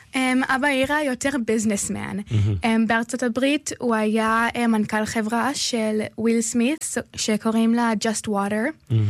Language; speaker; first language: Hebrew; early bilingual, other home language; English